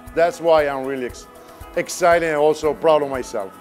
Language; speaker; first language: English; non-native, fluent; Italian